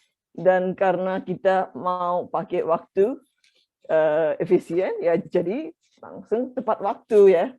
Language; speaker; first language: Indonesian; non-native, fluent; Japanese